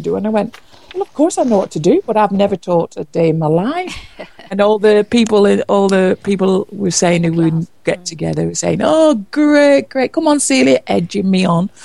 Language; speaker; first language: English; native; English